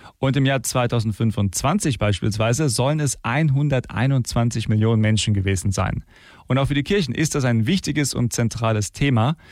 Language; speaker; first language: German; native; German